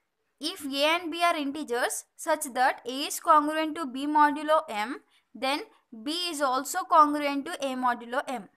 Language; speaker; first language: English; non-native, local second language; Telugu